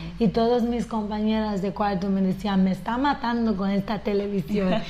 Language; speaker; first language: Spanish; early bilingual, heritage; Spanish